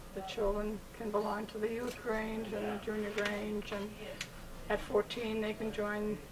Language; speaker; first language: English; native; English